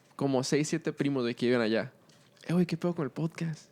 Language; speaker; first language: Spanish; early bilingual, heritage; Spanish